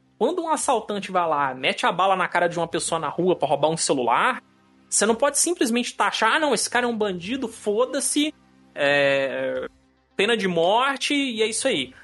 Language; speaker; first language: Portuguese; native; Portuguese